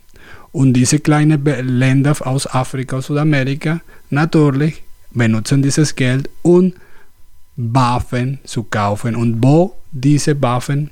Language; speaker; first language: German; non-native, learner; Spanish